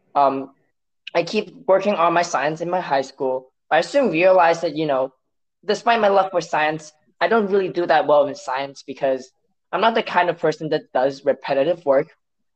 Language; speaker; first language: English; non-native, local second language; Cantonese